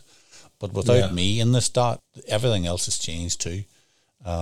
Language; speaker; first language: English; native; English